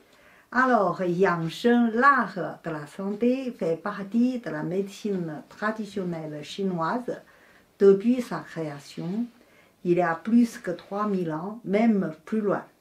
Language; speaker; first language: French; non-native, fluent; Chinese